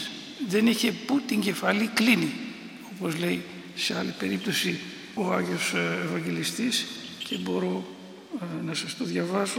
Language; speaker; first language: Greek; native; Greek